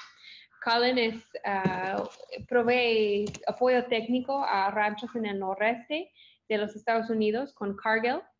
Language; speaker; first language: Spanish; non-native, fluent; English